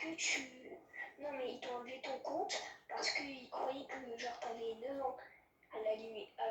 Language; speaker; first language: French; native; French